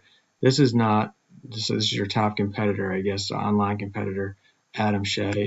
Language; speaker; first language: English; native; English